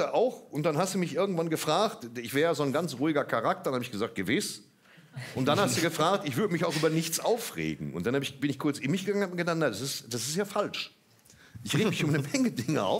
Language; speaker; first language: German; native; German